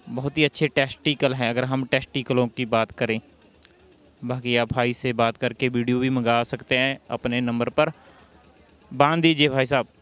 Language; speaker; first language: Hindi; non-native, local second language; Punjabi